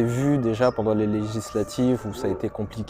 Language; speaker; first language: French; native; French